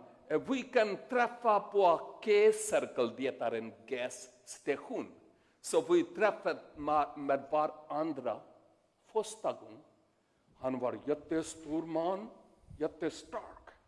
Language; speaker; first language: Swedish; non-native, learner; Urdu